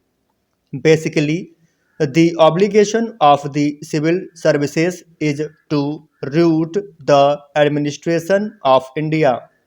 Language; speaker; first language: English; non-native, local second language; Hindi